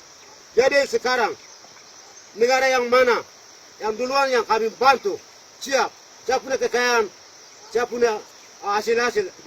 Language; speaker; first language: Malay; non-native, local second language; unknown